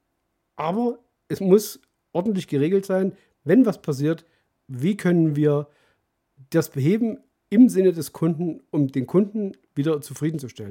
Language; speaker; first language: German; native; German